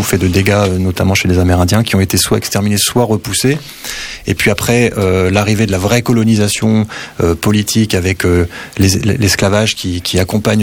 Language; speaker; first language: French; native; French